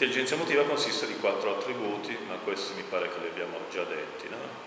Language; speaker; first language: Italian; native; Italian